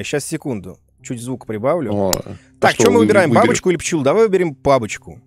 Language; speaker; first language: Russian; native; Russian